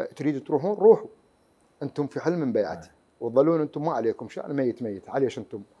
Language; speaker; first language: Arabic; native; Arabic